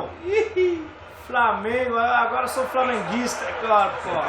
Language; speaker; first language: Portuguese; non-native, learner; English